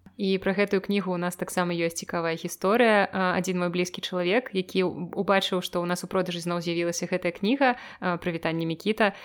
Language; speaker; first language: Belarusian; non-native, local second language; Russian